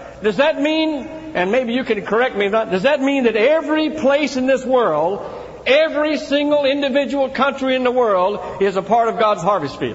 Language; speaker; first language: English; native; English